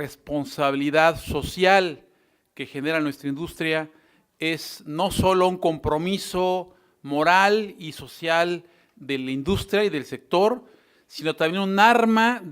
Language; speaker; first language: Spanish; native; Spanish